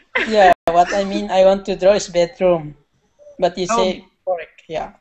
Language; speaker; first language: English; non-native, learner; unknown